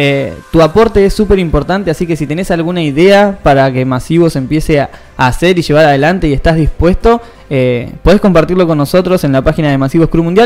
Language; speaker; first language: Spanish; native; Spanish